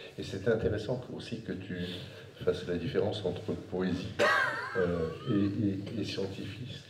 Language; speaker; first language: French; native; French